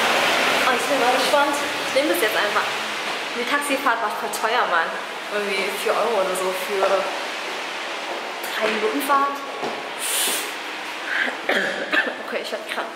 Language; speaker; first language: German; early bilingual, other home language; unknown